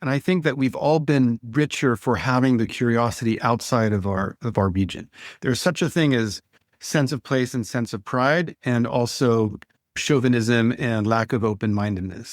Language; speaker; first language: English; non-native, fluent; French